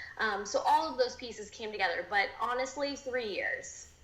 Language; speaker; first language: English; native; English